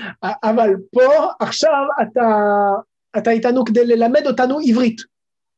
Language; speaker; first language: Hebrew; non-native, fluent; French